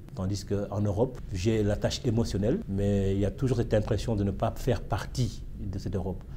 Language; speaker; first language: French; non-native, local second language; Wolof